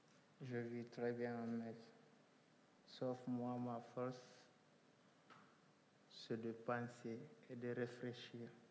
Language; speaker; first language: French; non-native, local second language; Fula